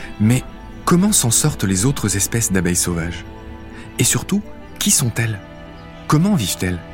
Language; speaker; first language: French; native; French